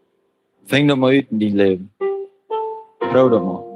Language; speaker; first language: German; non-native, local second language; Plautdietsch